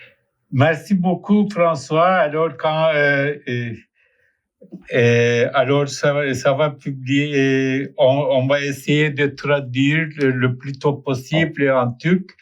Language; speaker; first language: French; non-native, fluent; Turkish